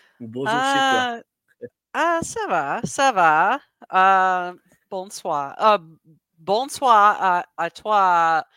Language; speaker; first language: French; non-native, learner; English